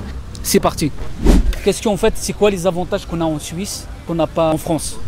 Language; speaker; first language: French; native; French